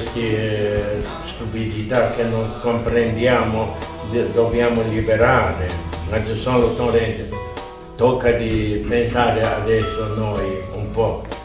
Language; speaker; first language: Italian; non-native, fluent; Tibetan